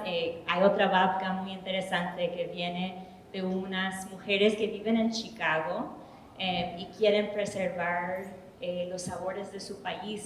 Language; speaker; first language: Spanish; early bilingual, heritage; English